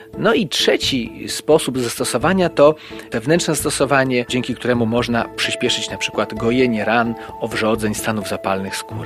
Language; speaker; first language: Polish; native; Polish